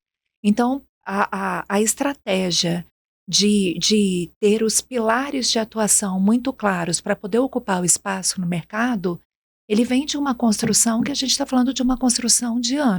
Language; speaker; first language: Portuguese; native; Portuguese